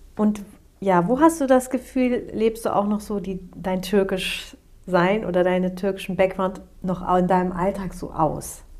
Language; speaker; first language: German; native; German